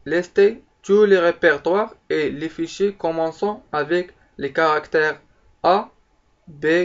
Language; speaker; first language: French; non-native, local second language; Arabic